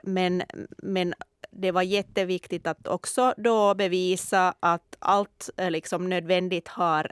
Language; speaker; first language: Swedish; non-native, local second language; Finnish